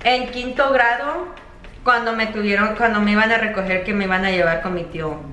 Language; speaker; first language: Spanish; early bilingual, other home language; English